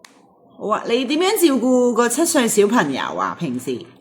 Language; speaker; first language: Cantonese; native; Cantonese